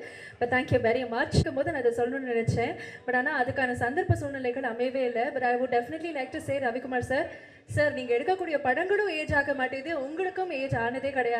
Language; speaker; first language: Tamil; native; Tamil